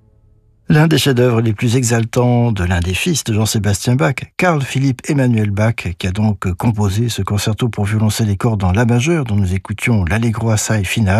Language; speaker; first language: French; native; French